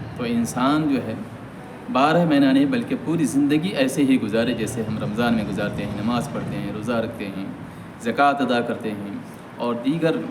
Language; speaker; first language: Urdu; native; Urdu